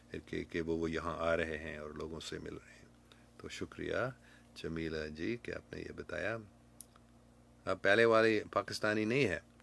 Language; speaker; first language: Hindi; non-native, fluent; English